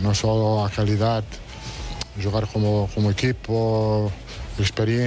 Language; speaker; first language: Portuguese; non-native, fluent; Italian